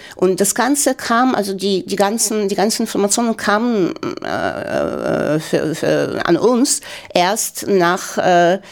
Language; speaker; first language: German; non-native, fluent; Ukrainian